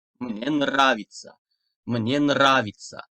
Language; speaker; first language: Russian; non-native, fluent; Turkish